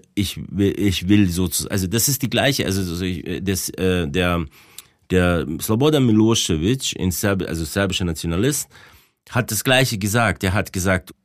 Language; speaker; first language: German; non-native, fluent; Bosnian